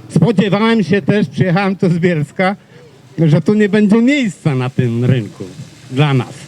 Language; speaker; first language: Polish; native; Polish